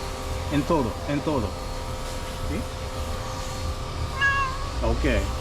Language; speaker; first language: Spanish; non-native, learner; English